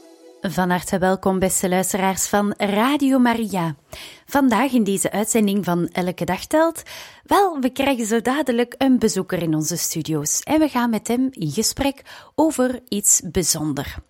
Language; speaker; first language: Dutch; native; Dutch